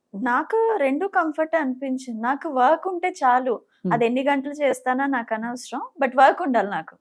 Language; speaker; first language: Telugu; non-native, fluent; Bangla